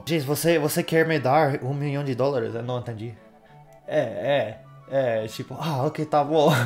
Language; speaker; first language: Portuguese; non-native, learner; English